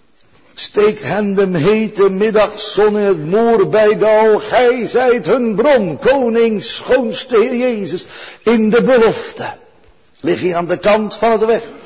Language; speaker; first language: Dutch; native; Dutch